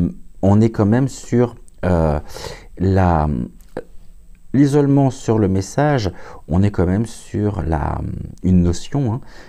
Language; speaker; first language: French; native; French